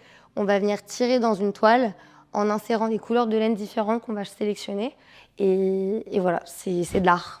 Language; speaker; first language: French; native; French